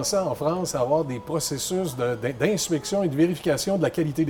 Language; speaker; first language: French; native; French